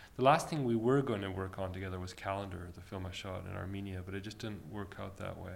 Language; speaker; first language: English; early bilingual, other home language; Armenian